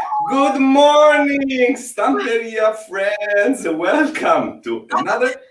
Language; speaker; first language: English; non-native, fluent; Italian